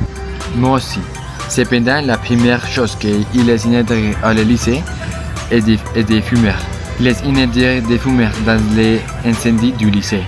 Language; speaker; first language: French; non-native, learner; Spanish